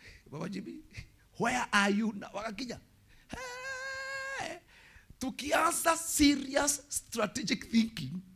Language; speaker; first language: English; non-native, local second language; Kikuyu